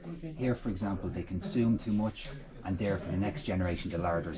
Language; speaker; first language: English; native; English